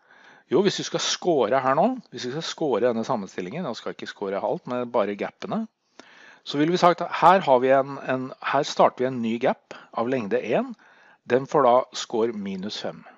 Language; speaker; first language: Norwegian; native; Norwegian